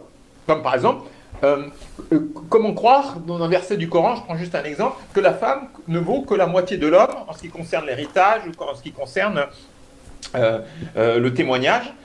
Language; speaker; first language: French; native; French